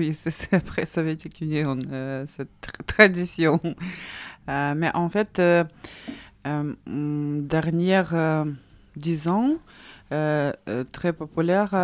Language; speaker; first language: French; non-native, learner; Russian